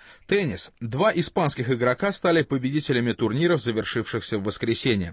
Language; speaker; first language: Russian; native; Russian